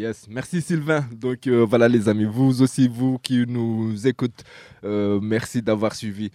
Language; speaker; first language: French; native; French